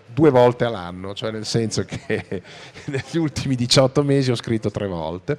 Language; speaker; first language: Italian; native; Italian